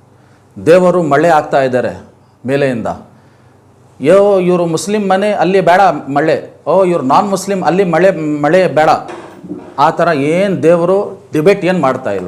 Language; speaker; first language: Kannada; non-native, local second language; Urdu